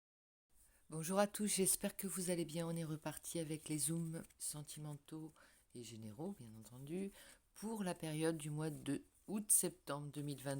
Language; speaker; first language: French; native; French